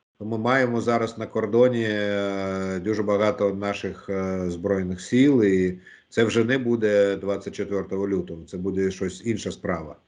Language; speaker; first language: Ukrainian; non-native, local second language; Russian